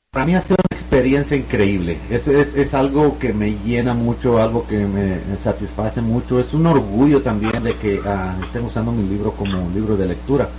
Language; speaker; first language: Spanish; native; Spanish